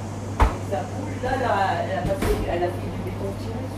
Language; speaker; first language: French; native; French